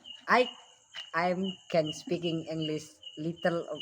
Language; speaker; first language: English; non-native, learner; Indonesian